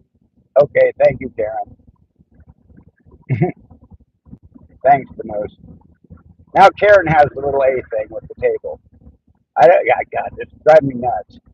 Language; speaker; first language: English; native; English